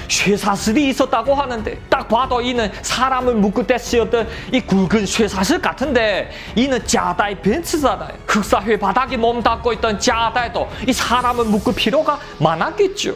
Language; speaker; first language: Korean; native; Korean